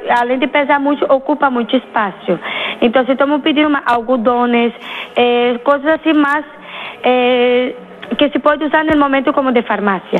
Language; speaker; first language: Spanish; early bilingual, other home language; Portuguese